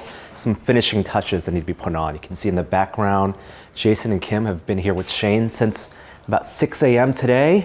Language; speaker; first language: English; native; English